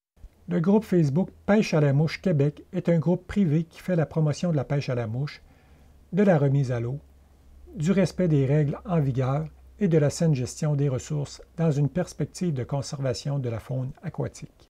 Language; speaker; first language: French; native; French